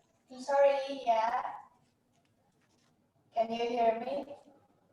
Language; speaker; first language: English; non-native, fluent; Indonesian